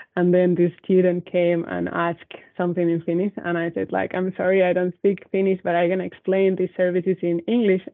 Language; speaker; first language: English; non-native, fluent; Spanish